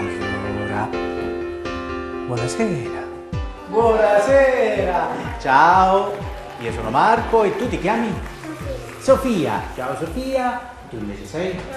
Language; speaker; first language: Italian; native; Italian